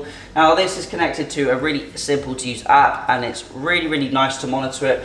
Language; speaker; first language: English; native; English